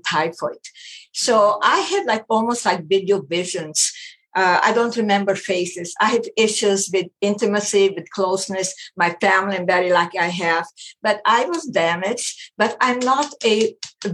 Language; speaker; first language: English; non-native, fluent; German